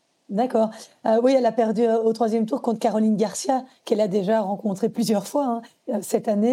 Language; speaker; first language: French; native; French